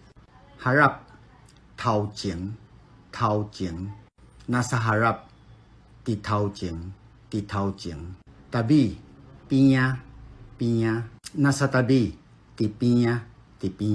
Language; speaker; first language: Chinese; non-native, fluent; Filipino